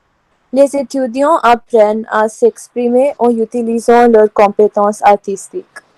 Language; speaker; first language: French; non-native, learner; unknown